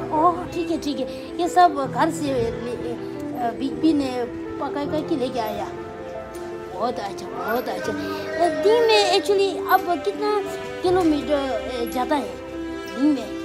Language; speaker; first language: Hindi; non-native, local second language; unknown